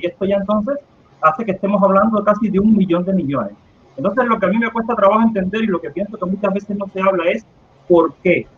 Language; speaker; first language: Spanish; native; Spanish